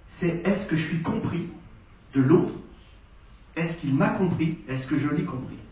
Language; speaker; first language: French; native; French